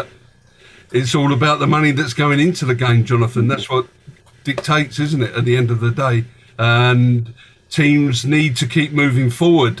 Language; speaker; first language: English; native; English